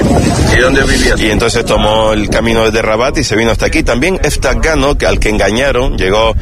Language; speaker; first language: Spanish; native; Spanish